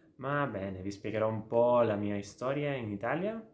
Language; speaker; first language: Italian; non-native, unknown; Catalan